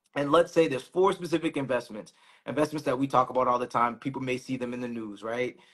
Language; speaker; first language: English; native; English